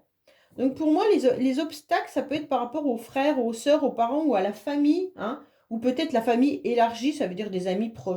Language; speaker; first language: French; native; French